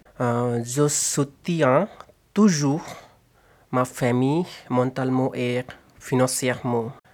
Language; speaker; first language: French; non-native, learner; Bangla